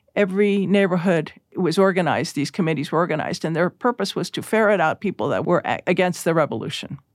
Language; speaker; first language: English; early bilingual, other home language; Spanish